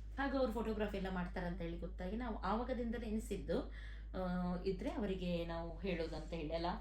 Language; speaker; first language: Kannada; non-native, local second language; Konkani